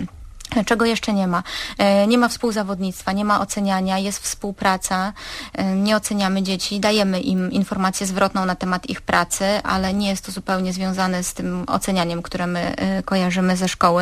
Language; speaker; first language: Polish; native; Polish